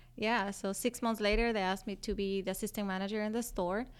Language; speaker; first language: English; non-native, fluent; Spanish